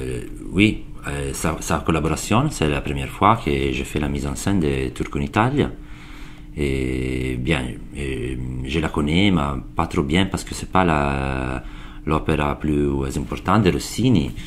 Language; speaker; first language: French; non-native, learner; Italian